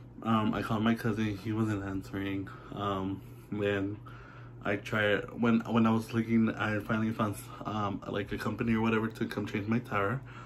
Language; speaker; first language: English; early bilingual, other home language; Spanish